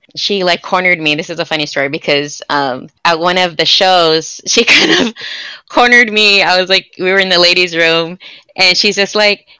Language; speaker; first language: English; native; English